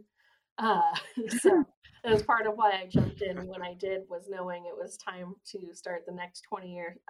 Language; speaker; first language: English; native; English